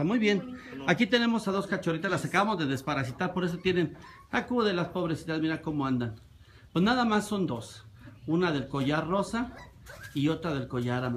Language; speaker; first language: Spanish; native; Spanish